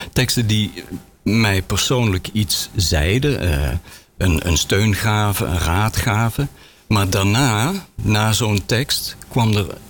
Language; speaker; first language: Dutch; native; Dutch